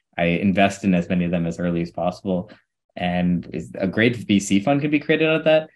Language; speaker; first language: English; native; English